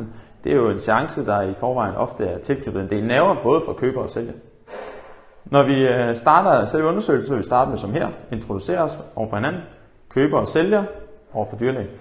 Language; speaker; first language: Danish; native; Danish